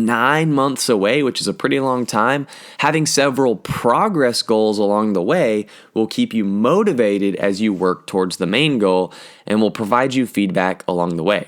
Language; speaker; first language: English; native; English